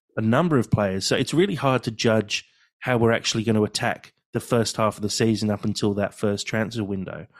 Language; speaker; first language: English; native; English